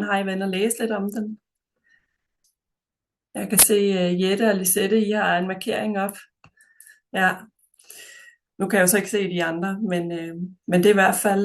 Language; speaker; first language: Danish; native; Danish